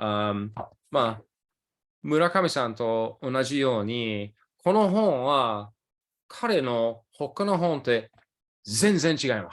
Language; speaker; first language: Japanese; early bilingual, other home language; English